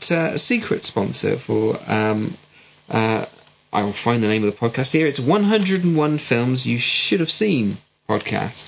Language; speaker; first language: English; native; English